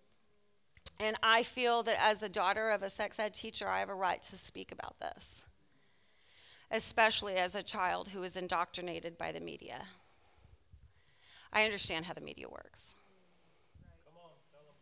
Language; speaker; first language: English; native; English